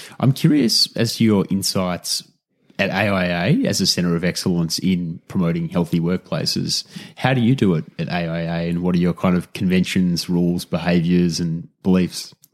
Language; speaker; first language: English; native; English